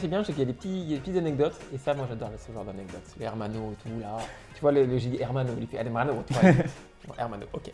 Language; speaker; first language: French; native; French